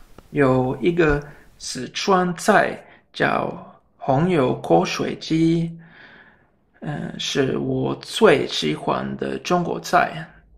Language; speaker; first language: Chinese; non-native, learner; Swedish